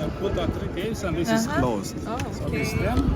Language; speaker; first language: English; non-native, learner; Korean